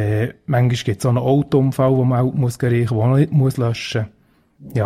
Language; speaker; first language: German; native; German